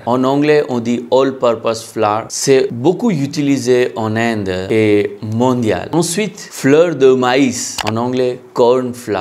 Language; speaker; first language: French; non-native, learner; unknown